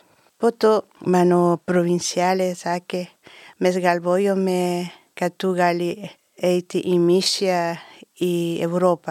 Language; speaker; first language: Lithuanian; non-native, learner; Spanish